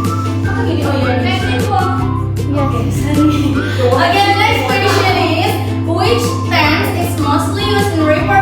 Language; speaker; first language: English; non-native, learner; Indonesian